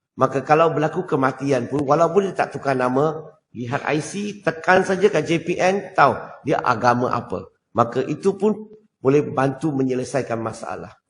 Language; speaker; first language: Malay; non-native, local second language; Chinese